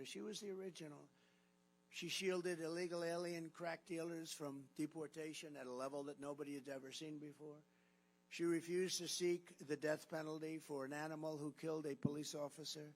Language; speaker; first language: English; native; English